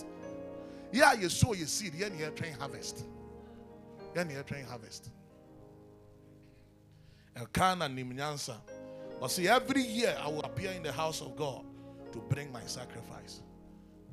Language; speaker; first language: English; non-native, local second language; Akan